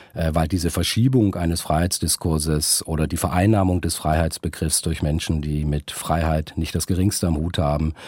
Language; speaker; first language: German; native; German